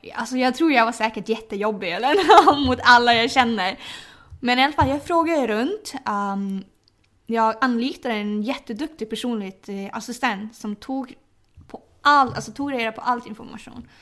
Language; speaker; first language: Swedish; early bilingual, other home language; Thai